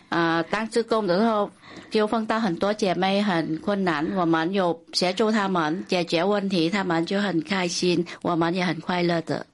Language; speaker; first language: Chinese; non-native, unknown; Vietnamese